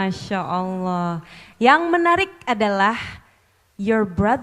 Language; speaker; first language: Indonesian; native; Indonesian